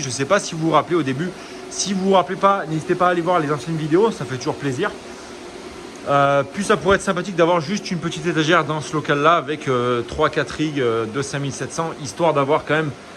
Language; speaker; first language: French; native; French